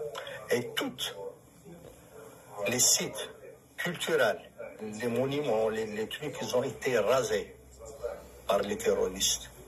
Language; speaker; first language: French; non-native, local second language; Arabic